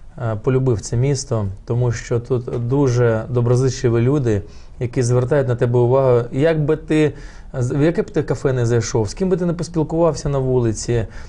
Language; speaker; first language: Ukrainian; non-native, local second language; Russian